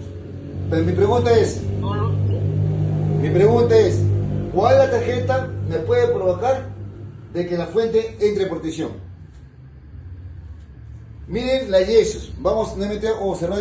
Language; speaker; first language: Spanish; native; Spanish